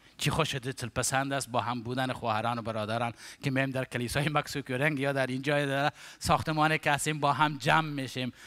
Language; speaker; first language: Persian; native; Persian